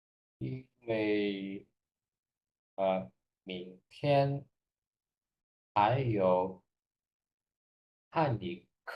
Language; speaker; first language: Chinese; non-native, learner; Indonesian